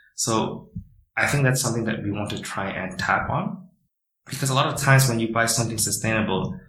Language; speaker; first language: English; non-native, fluent; Indonesian